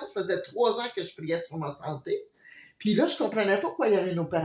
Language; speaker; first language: French; native; French